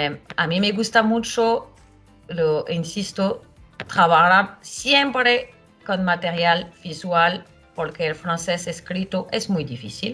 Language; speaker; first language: Spanish; non-native, fluent; French